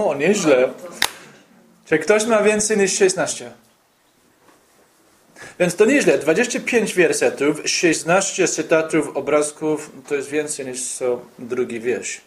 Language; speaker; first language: Polish; non-native, fluent; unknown